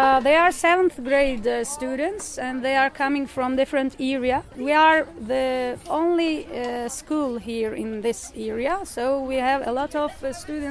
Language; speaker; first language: English; non-native, learner; Turkish